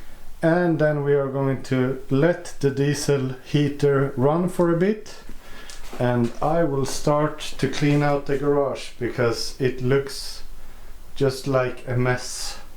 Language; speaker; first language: English; non-native, fluent; Swedish